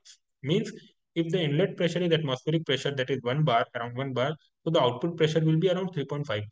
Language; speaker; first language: English; non-native, local second language; Hindi